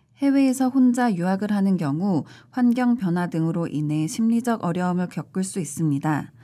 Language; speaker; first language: Korean; native; Korean